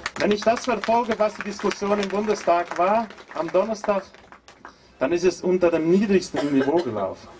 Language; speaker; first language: German; non-native, fluent; Portuguese